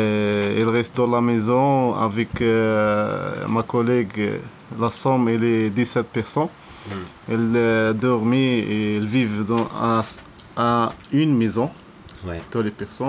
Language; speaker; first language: French; non-native, learner; Arabic